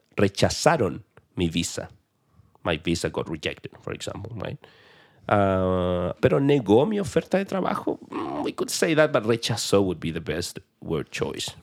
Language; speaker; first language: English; non-native, fluent; Spanish